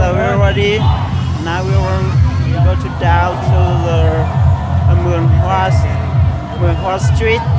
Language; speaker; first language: English; non-native, learner; Hmong